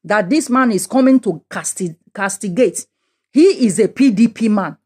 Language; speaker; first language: English; non-native, local second language; Yoruba